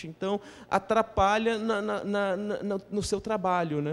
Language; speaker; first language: Portuguese; native; Portuguese